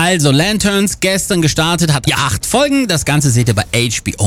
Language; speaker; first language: German; native; German